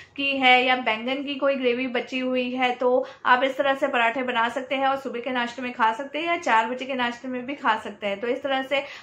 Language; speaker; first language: Hindi; non-native, local second language; Gujarati